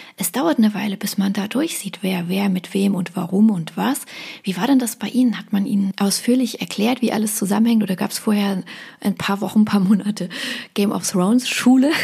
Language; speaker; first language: German; native; German